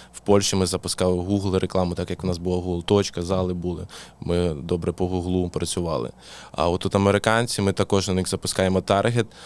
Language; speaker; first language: Ukrainian; non-native, local second language; Russian